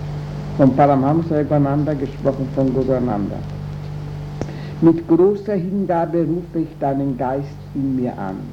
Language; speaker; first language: German; native; German